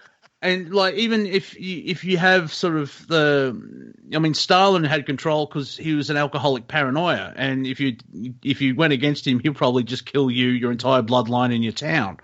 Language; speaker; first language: English; native; English